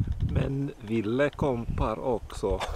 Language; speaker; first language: Swedish; non-native, local second language; Finnish